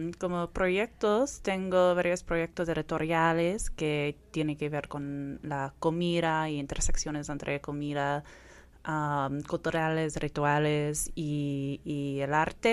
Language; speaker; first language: Spanish; non-native, fluent; English